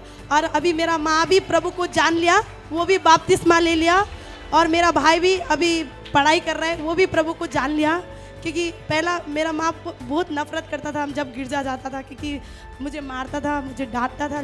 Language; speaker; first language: Hindi; non-native, local second language; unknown